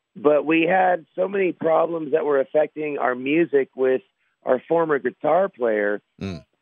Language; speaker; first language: English; native; English